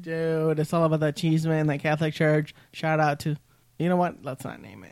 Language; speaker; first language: English; early bilingual, other home language; Spanish